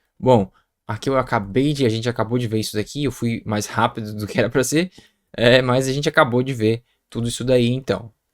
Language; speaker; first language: Portuguese; native; Portuguese